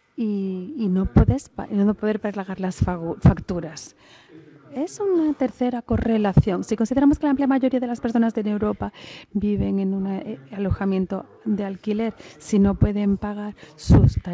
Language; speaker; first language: Spanish; non-native, fluent; English